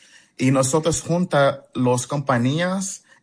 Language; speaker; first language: Spanish; early bilingual, heritage; English